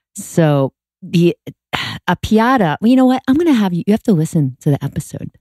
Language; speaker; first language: English; native; English